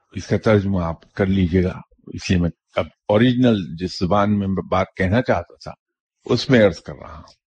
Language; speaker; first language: Urdu; non-native, local second language; Punjabi